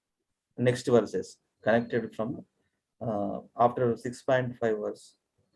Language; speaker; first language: English; non-native, local second language; Telugu